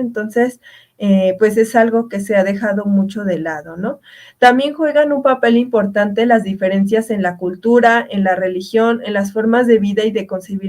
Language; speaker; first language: Spanish; native; Spanish